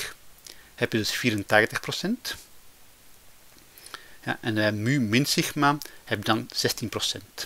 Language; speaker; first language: Dutch; native; Dutch